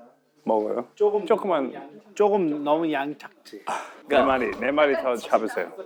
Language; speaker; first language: Korean; early bilingual, heritage; English